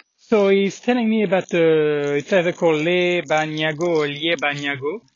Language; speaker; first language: English; non-native, fluent; French